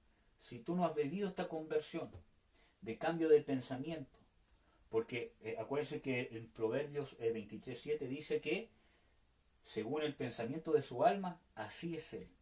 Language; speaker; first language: Spanish; native; Spanish